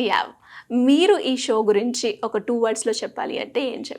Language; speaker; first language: Telugu; native; Telugu